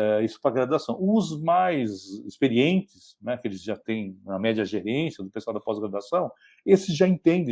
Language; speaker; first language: Portuguese; native; Portuguese